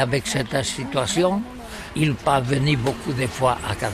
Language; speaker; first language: French; non-native, learner; Catalan